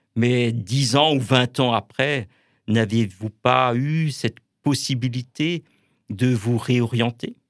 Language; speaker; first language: French; native; French